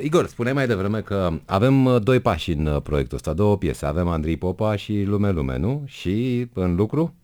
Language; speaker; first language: Romanian; native; Romanian